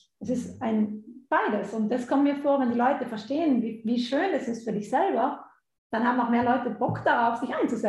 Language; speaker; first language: German; native; German